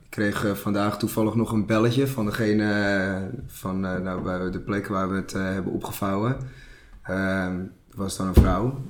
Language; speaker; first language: Dutch; native; Dutch